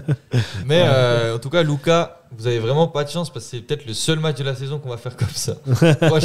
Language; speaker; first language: French; native; French